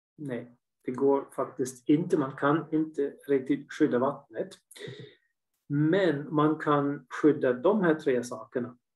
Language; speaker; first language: Swedish; non-native, fluent; German